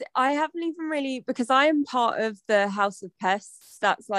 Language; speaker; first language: English; native; English